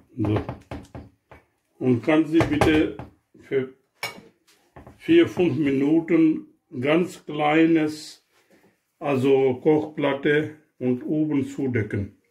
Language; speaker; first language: German; non-native, learner; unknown